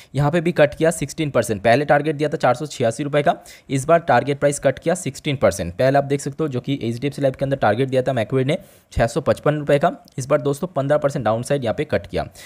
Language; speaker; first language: Hindi; native; Hindi